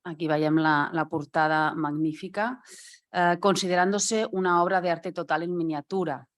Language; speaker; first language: Spanish; non-native, local second language; Catalan